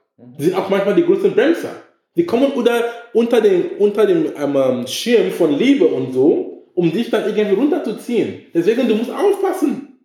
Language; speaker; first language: German; non-native, fluent; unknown